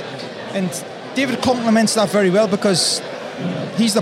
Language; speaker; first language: English; native; English